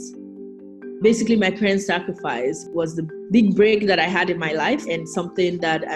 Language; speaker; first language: English; non-native, local second language; Yoruba